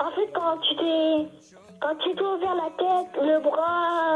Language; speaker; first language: French; early bilingual, other home language; Turkish